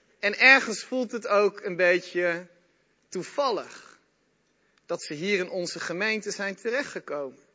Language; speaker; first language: Dutch; native; Dutch